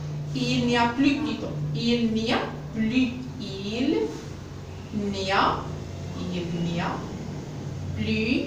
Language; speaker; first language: French; non-native, local second language; Arabic